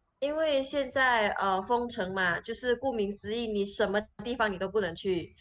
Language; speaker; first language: Chinese; native; Chinese